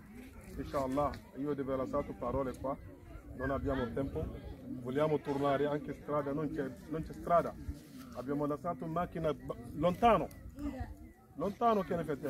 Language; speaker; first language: Italian; non-native, learner; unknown